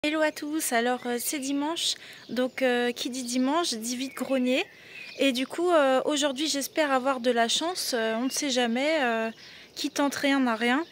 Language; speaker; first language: French; native; French